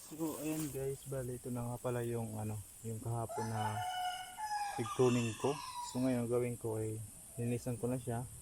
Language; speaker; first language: Filipino; non-native, local second language; Cebuano